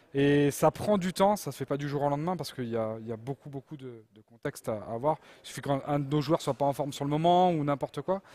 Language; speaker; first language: French; native; French